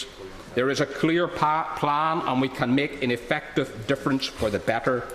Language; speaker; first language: English; native; English